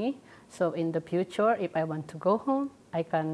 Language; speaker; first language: English; non-native, local second language; Waray